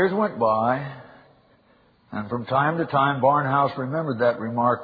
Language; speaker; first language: English; native; English